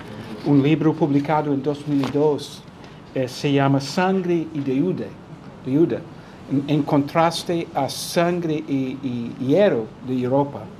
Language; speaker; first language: Spanish; non-native, fluent; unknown